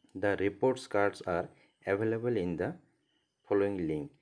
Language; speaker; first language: English; non-native, local second language; Assamese